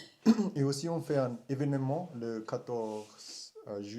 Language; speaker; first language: French; non-native, learner; German